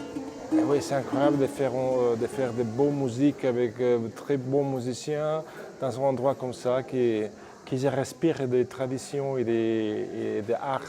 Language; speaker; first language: French; non-native, fluent; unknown